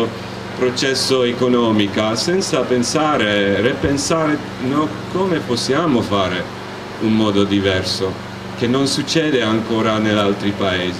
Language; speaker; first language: Italian; non-native, learner; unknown